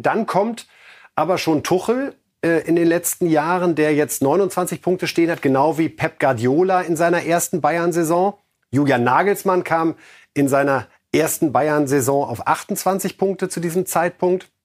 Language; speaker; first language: German; native; German